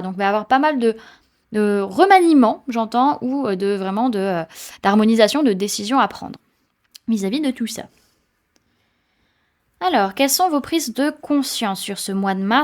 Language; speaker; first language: French; native; French